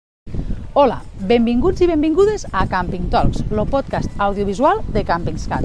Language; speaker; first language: Catalan; native; Catalan